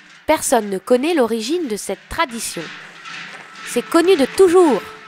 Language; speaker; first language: French; native; French